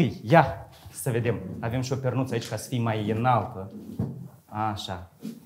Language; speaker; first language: Romanian; native; Romanian